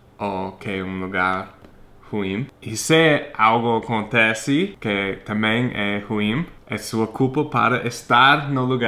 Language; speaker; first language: Portuguese; non-native, fluent; English